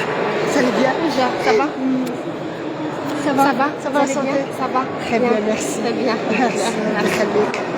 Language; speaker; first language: French; non-native, local second language; Arabic